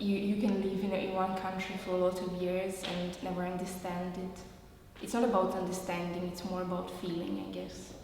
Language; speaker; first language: English; non-native, fluent; Russian